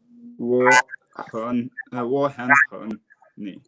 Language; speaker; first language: Chinese; non-native, learner; English